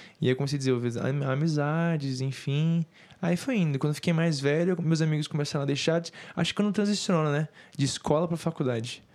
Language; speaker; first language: Portuguese; native; Portuguese